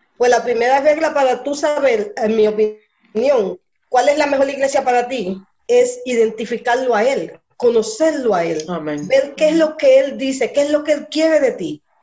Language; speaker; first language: Spanish; early bilingual, heritage; Spanish